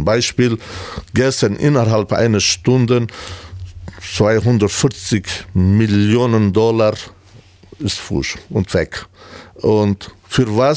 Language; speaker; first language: German; non-native, learner; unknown